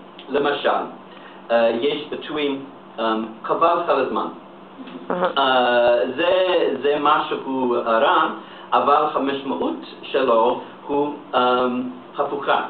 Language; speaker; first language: Hebrew; non-native, learner; English